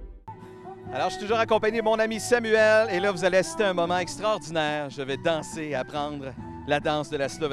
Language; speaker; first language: French; native; French